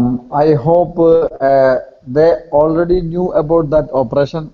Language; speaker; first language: English; non-native, learner; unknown